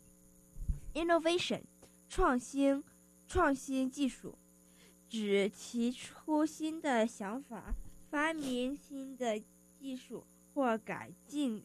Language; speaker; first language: Chinese; early bilingual, heritage; Chinese